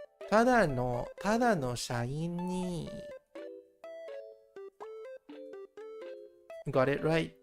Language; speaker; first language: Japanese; non-native, learner; English